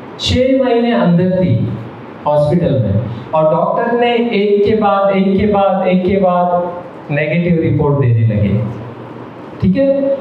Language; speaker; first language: Hindi; non-native, local second language; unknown